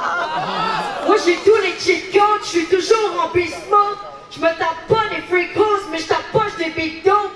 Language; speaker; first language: French; native; French